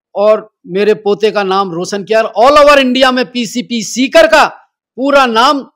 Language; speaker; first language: Hindi; native; Hindi